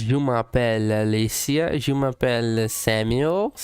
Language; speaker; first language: French; non-native, learner; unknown